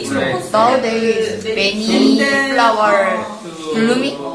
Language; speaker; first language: English; non-native, learner; Korean